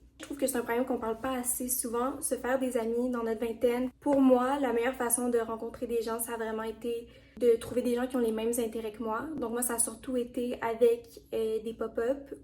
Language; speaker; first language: French; native; French